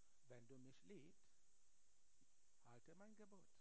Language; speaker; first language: German; non-native, learner; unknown